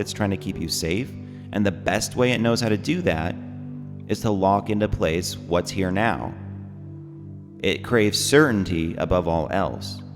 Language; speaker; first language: English; native; English